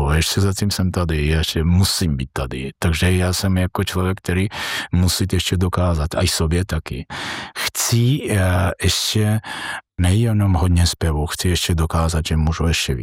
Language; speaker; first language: Czech; non-native, fluent; Georgian